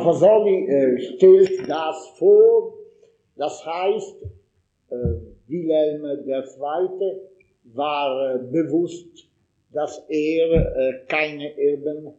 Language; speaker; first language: German; non-native, fluent; Italian